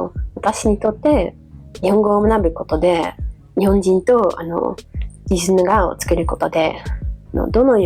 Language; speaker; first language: Japanese; non-native, fluent; Dutch